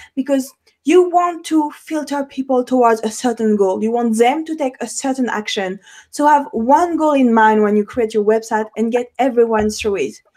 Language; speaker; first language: English; non-native, fluent; French